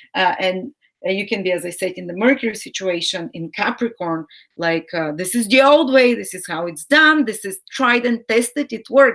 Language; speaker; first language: English; non-native, fluent; Bulgarian